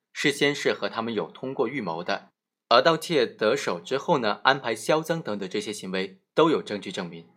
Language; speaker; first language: Chinese; native; Chinese